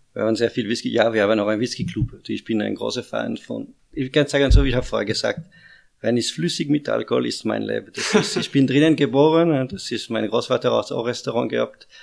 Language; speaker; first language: German; non-native, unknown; French